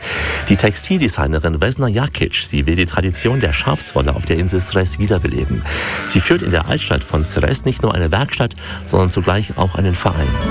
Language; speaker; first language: German; native; German